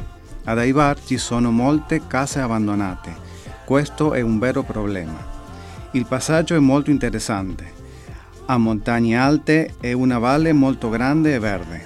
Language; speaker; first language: Italian; non-native, learner; Spanish